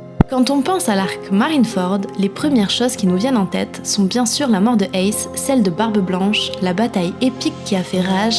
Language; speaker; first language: French; native; French